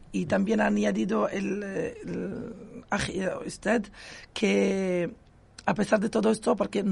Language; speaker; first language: Spanish; non-native, local second language; Arabic